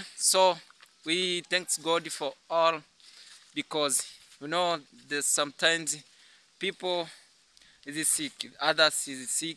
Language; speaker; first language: English; non-native, learner; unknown